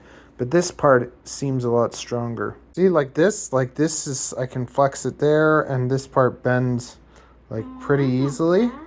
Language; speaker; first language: English; native; English